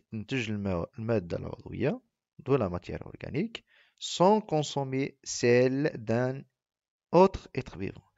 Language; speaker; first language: French; non-native, local second language; Arabic